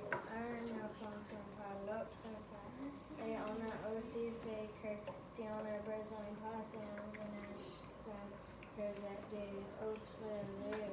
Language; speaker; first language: French; non-native, learner; English